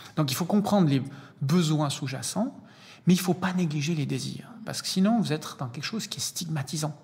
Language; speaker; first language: French; native; French